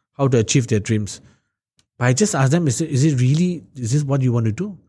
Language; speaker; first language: English; native; English